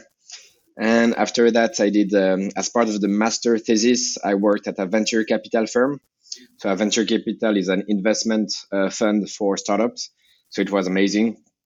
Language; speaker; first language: English; non-native, fluent; French